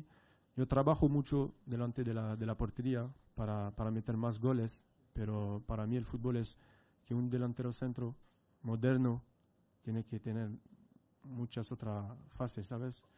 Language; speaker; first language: Spanish; non-native, fluent; French